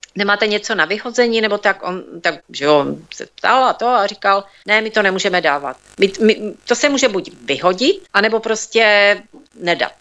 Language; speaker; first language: Czech; native; Czech